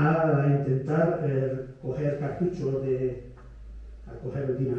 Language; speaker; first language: Spanish; native; Spanish